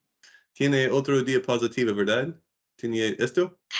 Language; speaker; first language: Spanish; non-native, learner; English